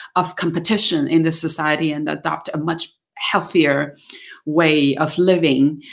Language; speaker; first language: English; non-native, fluent; Chinese